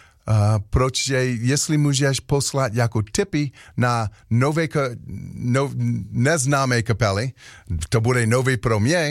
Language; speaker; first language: Czech; non-native, learner; English